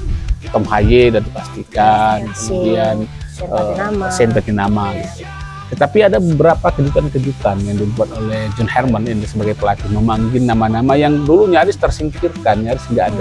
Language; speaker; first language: Indonesian; native; Indonesian